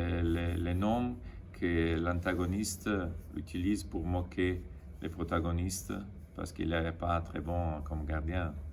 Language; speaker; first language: French; non-native, fluent; Italian